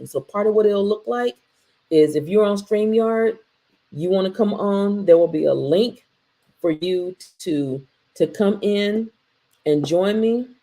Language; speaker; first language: English; native; English